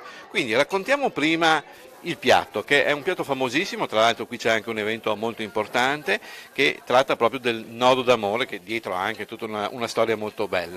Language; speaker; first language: Italian; native; Italian